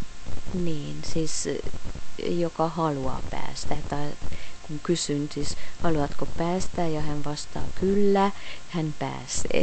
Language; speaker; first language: Finnish; non-native, fluent; Hungarian